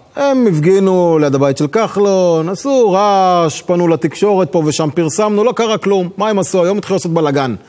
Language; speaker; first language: Hebrew; native; Hebrew